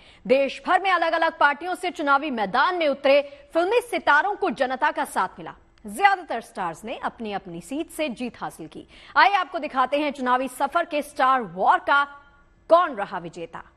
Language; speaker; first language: Hindi; native; Hindi